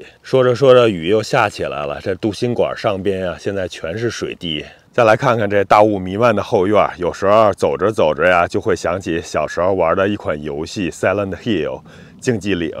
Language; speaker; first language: Chinese; native; Chinese